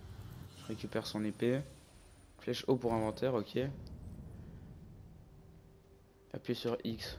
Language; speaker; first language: French; native; French